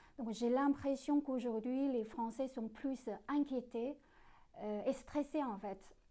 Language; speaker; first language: French; non-native, fluent; Chinese